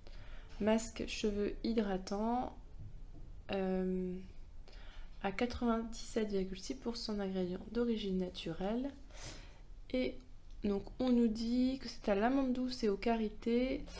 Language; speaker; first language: French; native; French